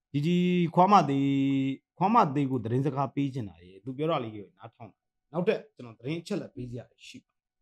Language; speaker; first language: Burmese; non-native, local second language; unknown